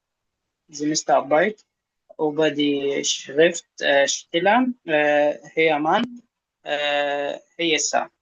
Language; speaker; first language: German; non-native, learner; Arabic